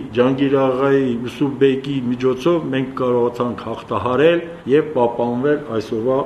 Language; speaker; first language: Armenian; non-native, local second language; Kurdish